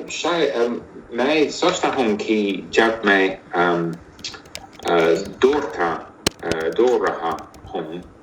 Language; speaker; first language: Hindi; non-native, learner; English